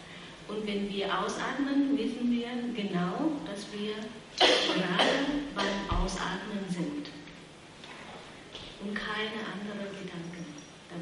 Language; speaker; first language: German; non-native, fluent; Vietnamese